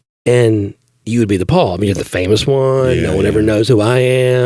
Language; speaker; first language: English; native; English